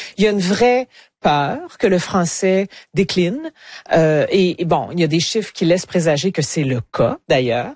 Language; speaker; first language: French; native; French